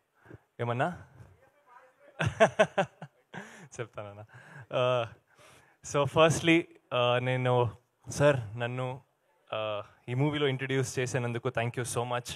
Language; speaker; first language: Telugu; non-native, learner; Kannada